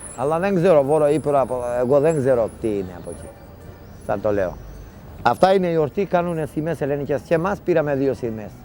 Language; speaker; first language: Greek; non-native, learner; Italian